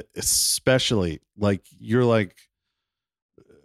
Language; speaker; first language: English; native; English